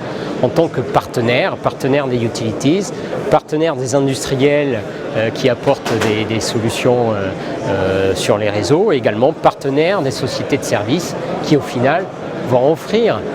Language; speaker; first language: French; native; French